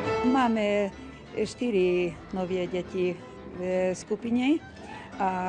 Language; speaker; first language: Slovak; non-native, local second language; Hungarian